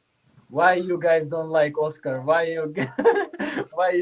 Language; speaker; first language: English; non-native, learner; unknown